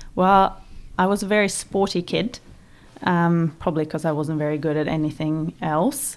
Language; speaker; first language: English; non-native, fluent; Norwegian